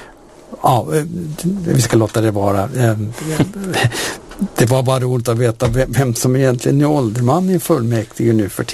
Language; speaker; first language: Swedish; native; Swedish